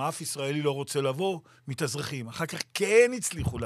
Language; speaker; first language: Hebrew; native; Hebrew